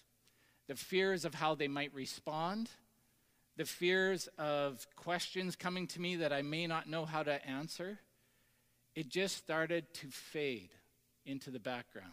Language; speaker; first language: English; native; English